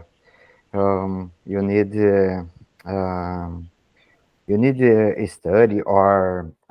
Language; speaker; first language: English; non-native, learner; Portuguese